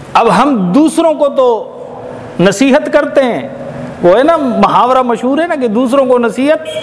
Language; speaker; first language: Urdu; native; Urdu